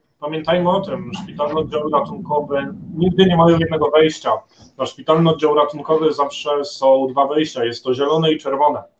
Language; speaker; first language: Polish; native; Polish